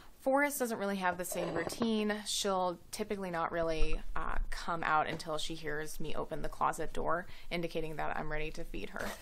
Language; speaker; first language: English; native; English